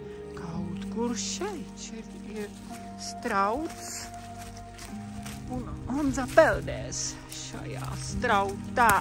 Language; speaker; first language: Latvian; non-native, learner; Czech